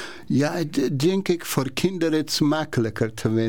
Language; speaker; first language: Dutch; non-native, learner; Persian